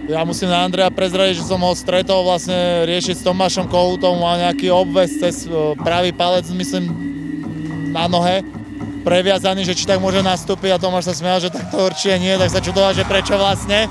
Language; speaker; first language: Slovak; native; Slovak